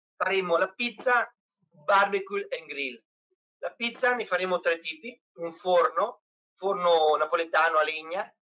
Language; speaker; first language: Italian; native; Italian